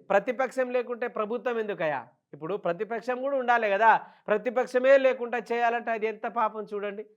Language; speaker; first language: Telugu; non-native, local second language; Lambadi